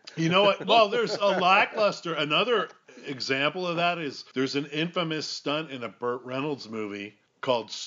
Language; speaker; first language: English; native; English